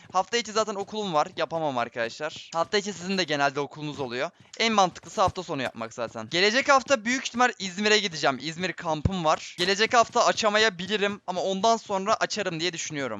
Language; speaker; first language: Turkish; native; Turkish